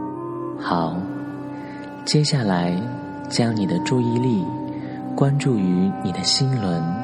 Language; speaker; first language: Chinese; native; Chinese